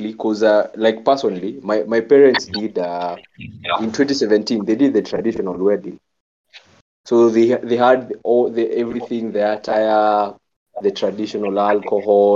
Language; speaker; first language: English; non-native, local second language; Kikuyu